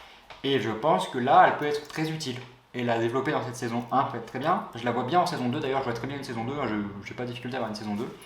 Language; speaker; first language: French; native; French